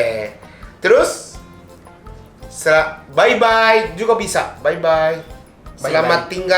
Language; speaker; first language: Indonesian; non-native, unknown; Japanese